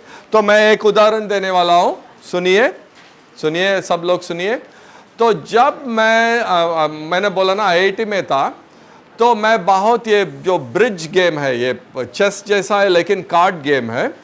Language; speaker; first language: Hindi; non-native, local second language; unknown